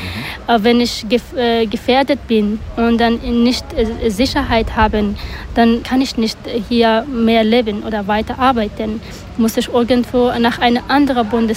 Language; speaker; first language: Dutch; non-native, learner; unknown